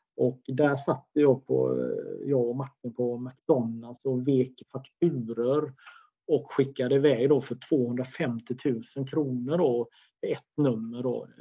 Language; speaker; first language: Swedish; native; Swedish